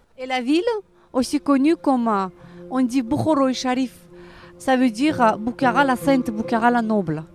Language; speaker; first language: French; non-native, local second language; Uzbek